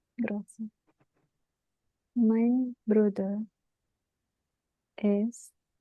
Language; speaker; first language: German; non-native, learner; Filipino